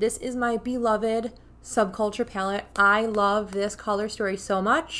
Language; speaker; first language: English; native; English